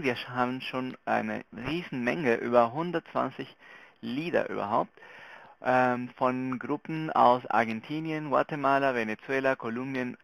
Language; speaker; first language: German; non-native, local second language; Spanish